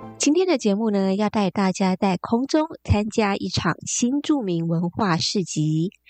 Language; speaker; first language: Chinese; native; Chinese